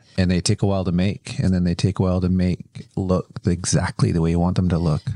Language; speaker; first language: English; native; English